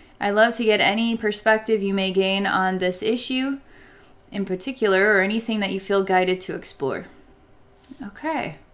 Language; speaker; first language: English; native; English